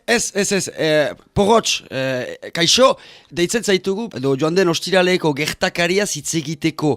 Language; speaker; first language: Basque; native; Basque